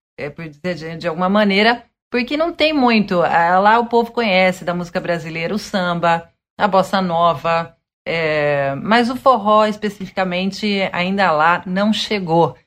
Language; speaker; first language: Portuguese; early bilingual, other home language; Spanish